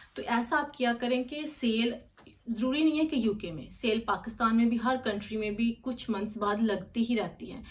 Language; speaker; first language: Urdu; native; Urdu